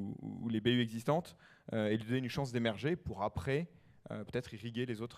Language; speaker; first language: French; native; French